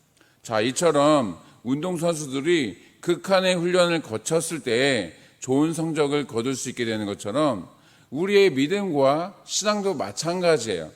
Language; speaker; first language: Korean; native; Korean